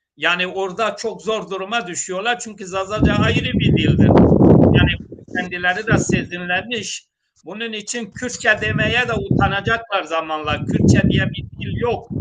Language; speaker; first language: Turkish; non-native, local second language; Zaza